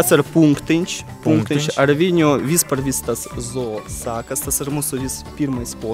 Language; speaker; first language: Latvian; non-native, local second language; Russian